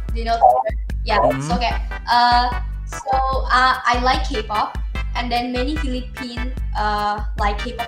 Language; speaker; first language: English; non-native, learner; Indonesian